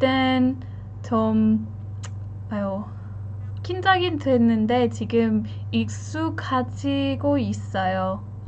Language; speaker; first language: Korean; non-native, learner; English